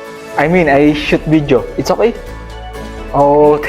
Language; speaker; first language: English; non-native, learner; Filipino